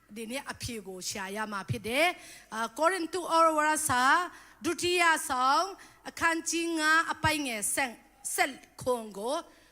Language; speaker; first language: Burmese; non-native, local second language; Tedim Chin